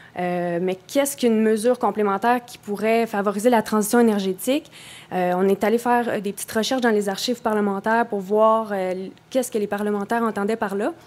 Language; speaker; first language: French; native; French